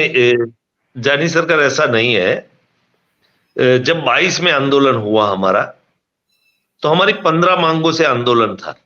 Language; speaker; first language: Hindi; non-native, local second language; Gujarati